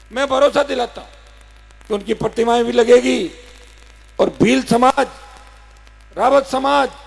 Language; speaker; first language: Hindi; native; Hindi